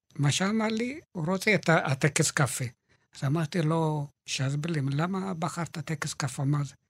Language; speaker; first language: Hebrew; non-native, fluent; Amharic